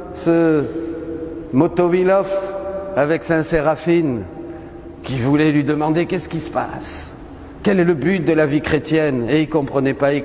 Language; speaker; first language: French; native; French